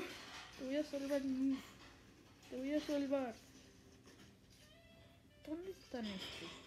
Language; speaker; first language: Spanish; early bilingual, other home language; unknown